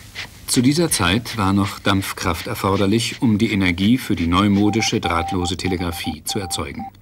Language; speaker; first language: German; native; German